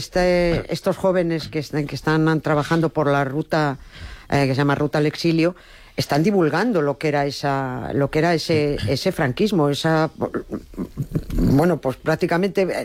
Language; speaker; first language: Spanish; native; Spanish